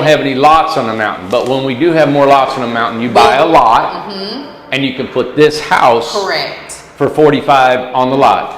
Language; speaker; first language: English; native; English